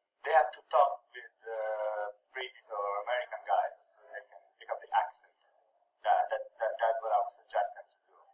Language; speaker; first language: English; non-native, fluent; Italian